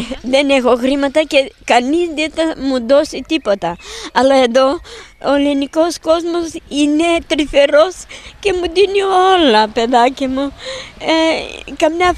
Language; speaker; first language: Greek; non-native, fluent; Bulgarian